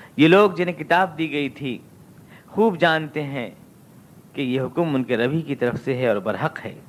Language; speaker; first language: Urdu; native; Urdu